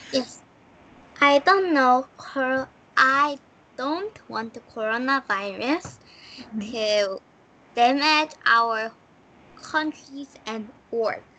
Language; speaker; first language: English; non-native, learner; Korean